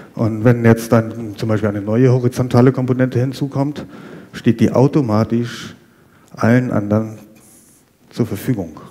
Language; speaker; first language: German; native; German